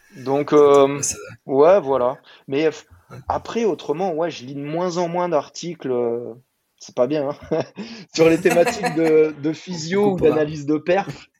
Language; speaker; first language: French; native; French